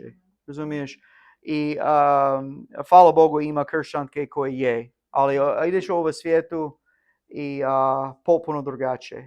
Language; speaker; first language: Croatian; non-native, learner; English